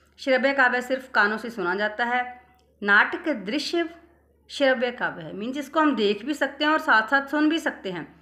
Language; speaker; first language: Hindi; non-native, local second language; Punjabi